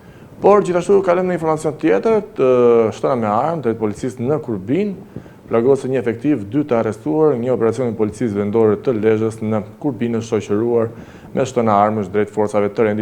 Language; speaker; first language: Albanian; native; Albanian